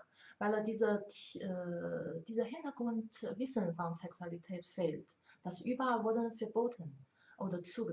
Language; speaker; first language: German; non-native, learner; Chinese